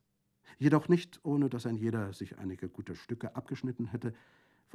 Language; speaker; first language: German; native; German